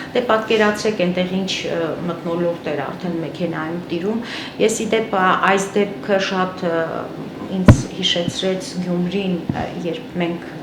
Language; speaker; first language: Armenian; native; Armenian